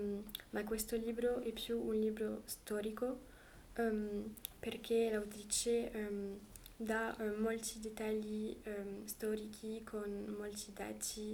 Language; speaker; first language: Italian; non-native, learner; French